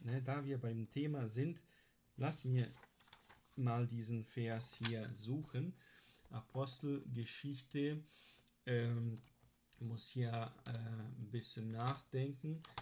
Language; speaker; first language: German; non-native, fluent; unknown